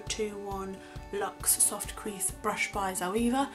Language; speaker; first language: English; native; English